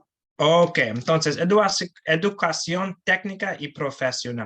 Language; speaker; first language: Spanish; non-native, learner; English